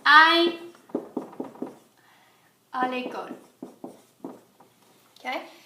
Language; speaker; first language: French; non-native, fluent; English